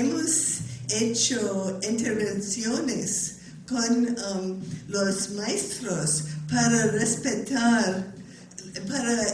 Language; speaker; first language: Spanish; non-native, learner; English